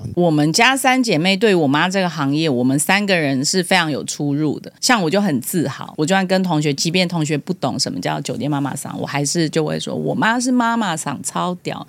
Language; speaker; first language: Chinese; native; Chinese